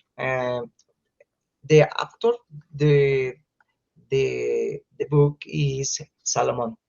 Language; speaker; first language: English; non-native, learner; Spanish